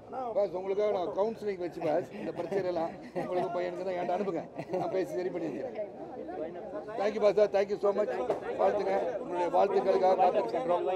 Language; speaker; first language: Tamil; native; Tamil